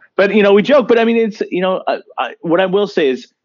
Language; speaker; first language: English; native; English